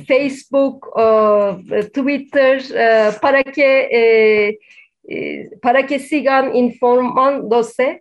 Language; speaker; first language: Spanish; non-native, fluent; Turkish